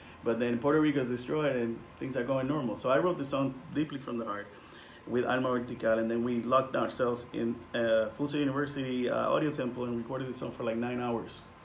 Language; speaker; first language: English; non-native, local second language; Spanish